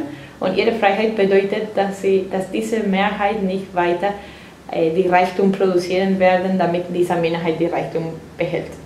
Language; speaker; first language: German; non-native, fluent; Spanish